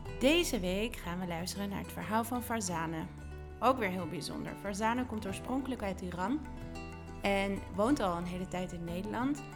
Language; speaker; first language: Dutch; native; Dutch